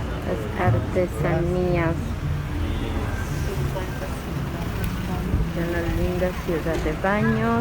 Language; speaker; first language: Spanish; native; Spanish